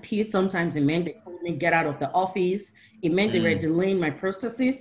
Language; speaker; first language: English; non-native, local second language; Igbo